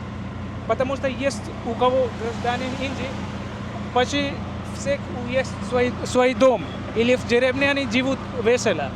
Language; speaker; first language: Russian; non-native, learner; Hindi